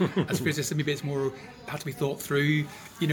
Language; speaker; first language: English; native; English